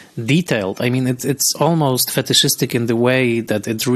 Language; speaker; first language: English; non-native, fluent; Polish